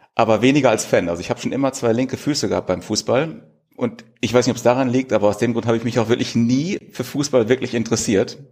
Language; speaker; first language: German; native; German